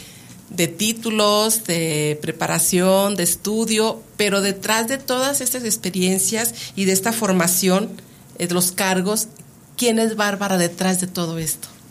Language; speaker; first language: Spanish; native; Spanish